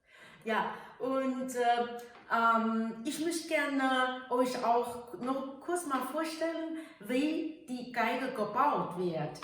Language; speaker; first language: German; non-native, learner; Chinese